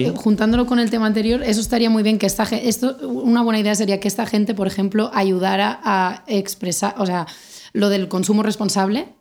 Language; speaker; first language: Spanish; native; Spanish